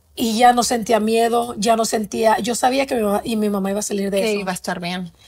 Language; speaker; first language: Spanish; native; Spanish